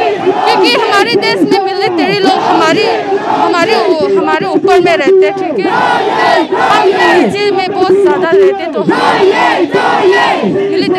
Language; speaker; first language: Hindi; non-native, learner; Burmese